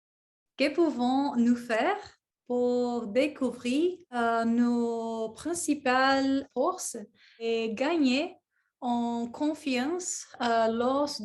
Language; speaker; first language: French; non-native, learner; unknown